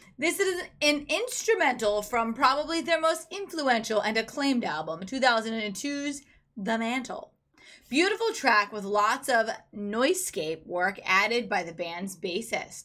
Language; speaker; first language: English; native; English